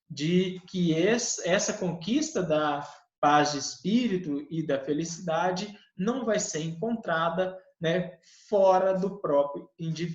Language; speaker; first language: Portuguese; native; Portuguese